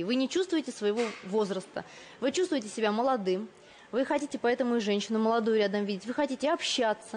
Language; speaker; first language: Russian; native; Russian